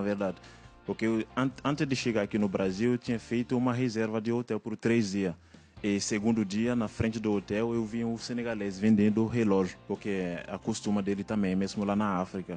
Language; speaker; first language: Portuguese; non-native, fluent; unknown